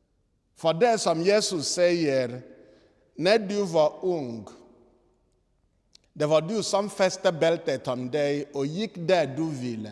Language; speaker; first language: Swedish; non-native, fluent; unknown